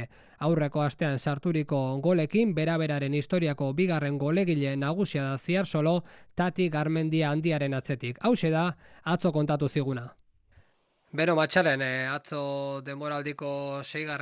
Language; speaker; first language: Basque; native; Basque